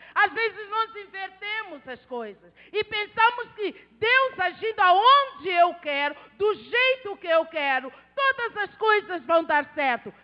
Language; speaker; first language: Portuguese; non-native, local second language; Tsonga